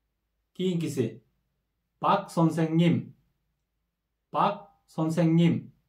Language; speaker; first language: Korean; non-native, fluent; Kyrgyz